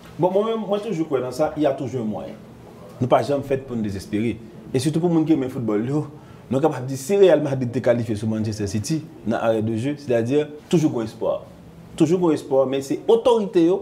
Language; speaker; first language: Haitian Creole; native; Haitian Creole